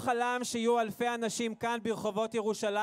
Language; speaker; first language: Hebrew; native; Hebrew